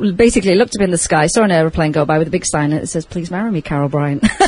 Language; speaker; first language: English; native; English